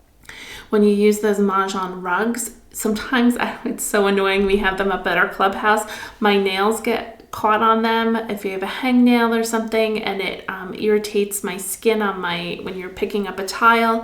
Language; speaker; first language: English; native; English